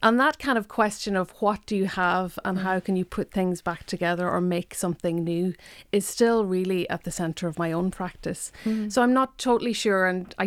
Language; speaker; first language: English; non-native, local second language; Irish